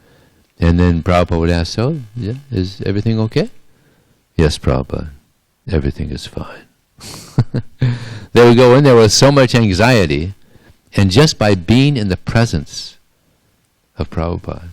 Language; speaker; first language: English; native; English